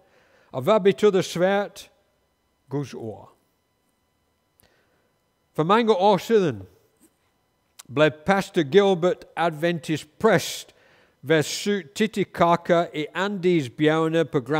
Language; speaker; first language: Danish; non-native, fluent; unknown